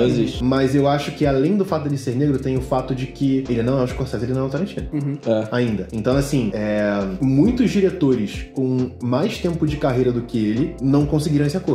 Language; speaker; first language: Portuguese; native; Portuguese